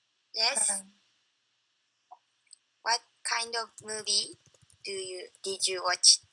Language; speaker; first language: English; non-native, learner; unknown